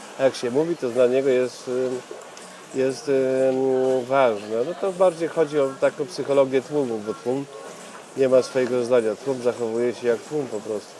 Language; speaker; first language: Polish; early bilingual, heritage; Polish